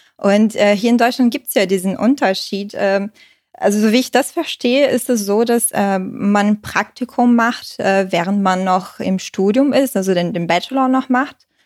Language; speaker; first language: German; non-native, fluent; Portuguese